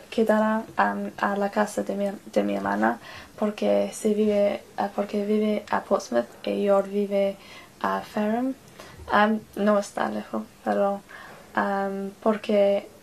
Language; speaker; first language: Spanish; non-native, learner; English